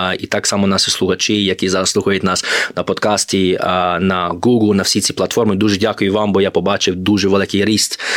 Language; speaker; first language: Ukrainian; early bilingual, heritage; Ukrainian